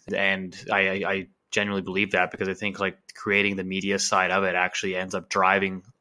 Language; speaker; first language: English; native; English